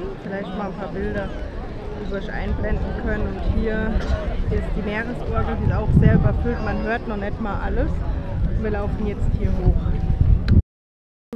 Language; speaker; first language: German; native; German